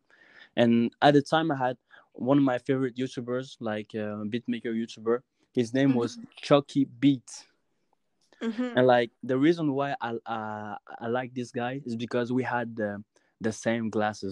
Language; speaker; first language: English; non-native, local second language; French